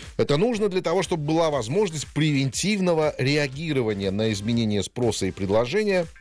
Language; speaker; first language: Russian; native; Russian